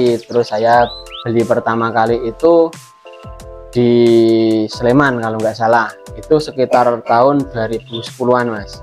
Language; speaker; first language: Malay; non-native, local second language; Javanese